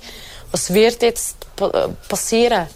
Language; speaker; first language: German; non-native, fluent; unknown